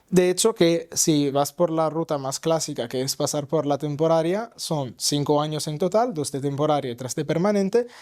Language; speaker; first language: Spanish; non-native, fluent; Italian